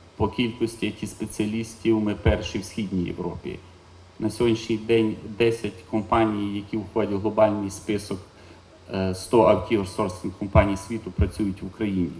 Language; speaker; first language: Ukrainian; native; Ukrainian